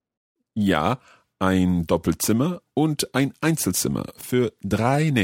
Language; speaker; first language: German; non-native, learner; English